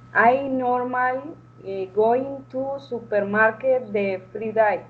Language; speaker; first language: English; non-native, learner; Spanish